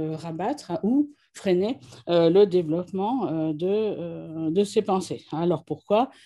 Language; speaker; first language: French; native; French